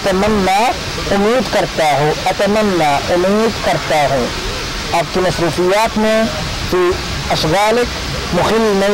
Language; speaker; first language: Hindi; non-native, fluent; Arabic